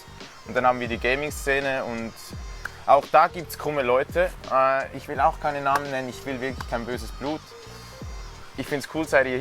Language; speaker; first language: German; native; German